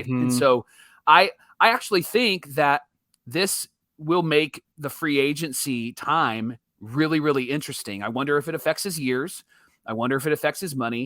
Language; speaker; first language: English; native; English